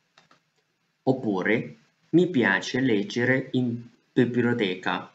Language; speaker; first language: Italian; non-native, fluent; Chinese